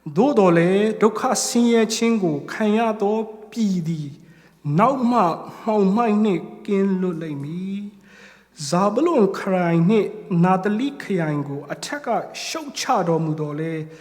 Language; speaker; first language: Burmese; non-native, local second language; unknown